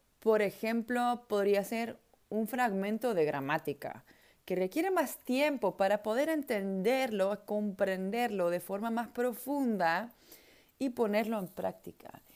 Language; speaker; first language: Spanish; non-native, fluent; Dutch